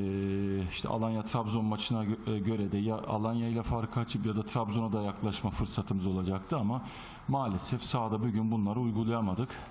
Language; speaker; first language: Turkish; native; Turkish